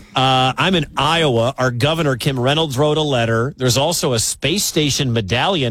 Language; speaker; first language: English; native; English